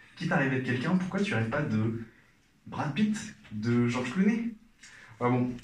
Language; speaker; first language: French; non-native, local second language; Arabic